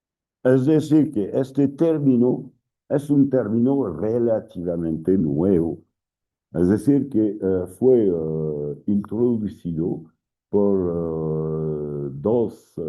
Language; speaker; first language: Spanish; non-native, fluent; French